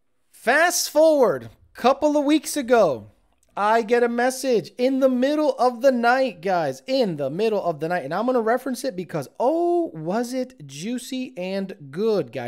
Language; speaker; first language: English; native; English